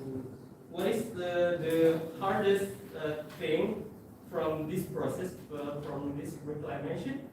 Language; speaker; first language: English; non-native, fluent; Indonesian